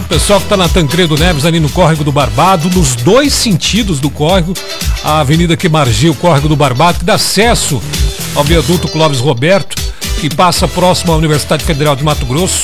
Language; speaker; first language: Portuguese; native; Portuguese